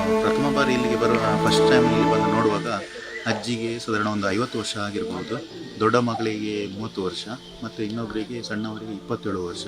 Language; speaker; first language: Kannada; native; Kannada